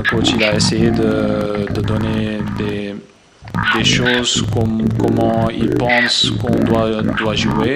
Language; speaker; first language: French; non-native, fluent; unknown